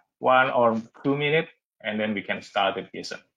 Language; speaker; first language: English; non-native, learner; Indonesian